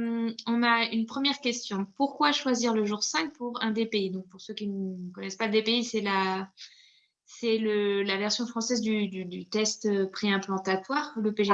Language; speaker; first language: French; native; French